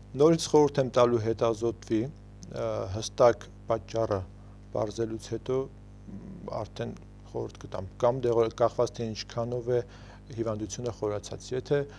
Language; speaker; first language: Armenian; native; Armenian